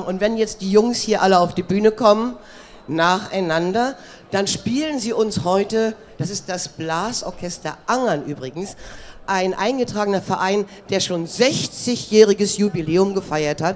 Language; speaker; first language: German; native; German